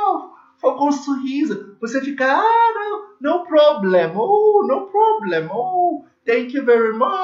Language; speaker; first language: Portuguese; non-native, learner; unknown